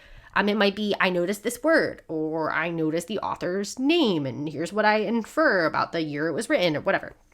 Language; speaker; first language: English; native; English